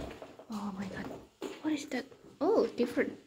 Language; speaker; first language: English; non-native, learner; Indonesian